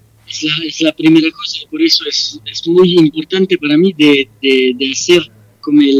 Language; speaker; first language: Spanish; non-native, fluent; French